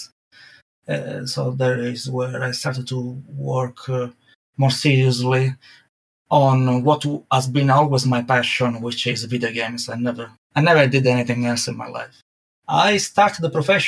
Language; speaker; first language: English; non-native, fluent; Italian